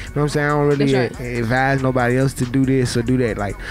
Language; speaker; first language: English; native; English